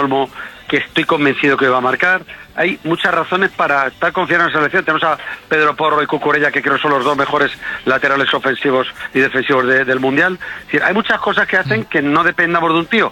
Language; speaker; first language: Spanish; native; Spanish